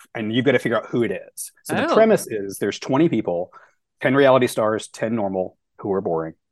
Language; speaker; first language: English; native; English